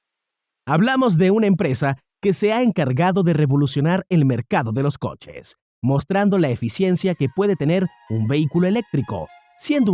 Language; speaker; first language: Spanish; native; Spanish